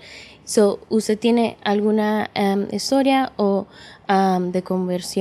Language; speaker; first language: Spanish; early bilingual, heritage; English